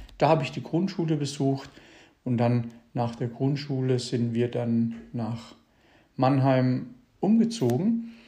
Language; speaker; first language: German; early bilingual, other home language; Italian